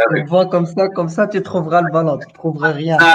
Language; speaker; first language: French; non-native, local second language; Arabic